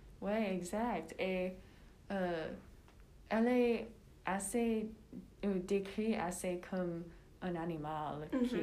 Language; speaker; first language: French; non-native, learner; English